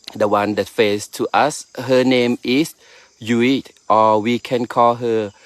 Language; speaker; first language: English; non-native, learner; Thai